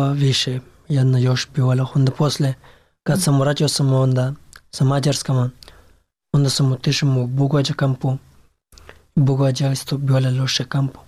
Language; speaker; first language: Serbian; non-native, learner; Pashto